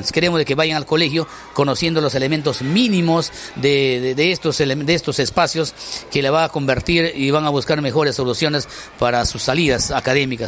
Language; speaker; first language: Spanish; native; Spanish